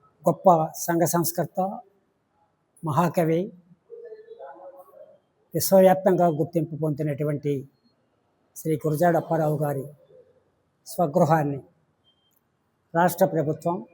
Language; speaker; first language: Telugu; native; Telugu